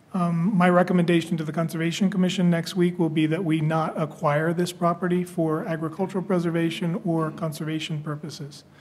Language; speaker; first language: English; native; English